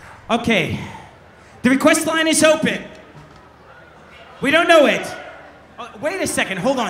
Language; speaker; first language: English; native; English